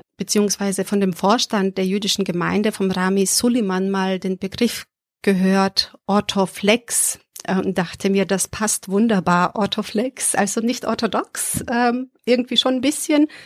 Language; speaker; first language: German; early bilingual, other home language; Serbian